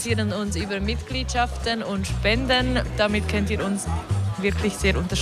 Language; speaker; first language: German; native; German